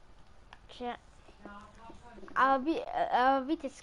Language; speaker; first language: German; early bilingual, other home language; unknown